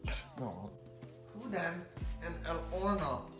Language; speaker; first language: Spanish; non-native, learner; English